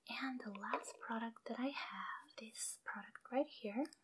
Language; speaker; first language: English; early bilingual, other home language; Russian